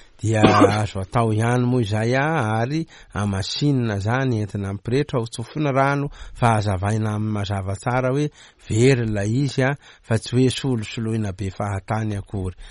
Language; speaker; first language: Malagasy; native; Malagasy